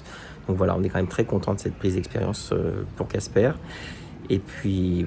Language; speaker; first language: French; native; French